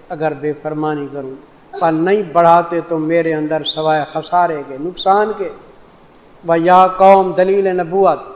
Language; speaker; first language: Urdu; non-native, local second language; Saraiki